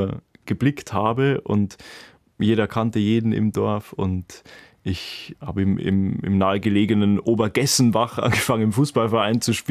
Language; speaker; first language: German; native; German